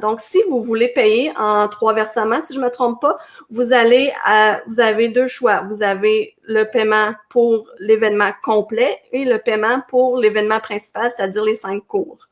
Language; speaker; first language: French; native; French